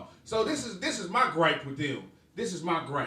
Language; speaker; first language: English; native; English